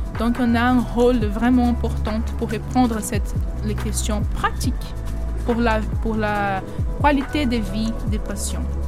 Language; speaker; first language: French; non-native, fluent; Portuguese